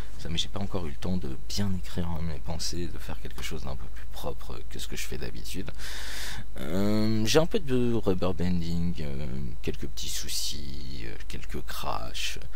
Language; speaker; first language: French; native; French